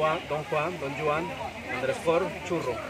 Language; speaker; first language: Indonesian; non-native, learner; Spanish